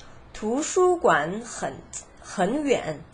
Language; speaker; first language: Chinese; non-native, fluent; Korean